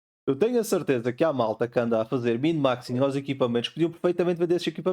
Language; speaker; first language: Portuguese; native; Portuguese